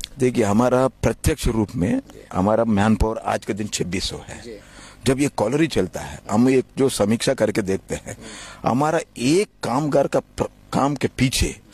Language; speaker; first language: Hindi; non-native, local second language; Telugu